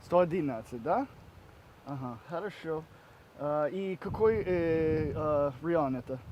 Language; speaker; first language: Russian; non-native, learner; English